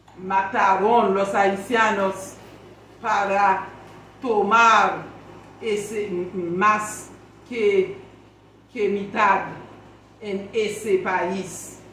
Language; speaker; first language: Spanish; non-native, learner; Haitian Creole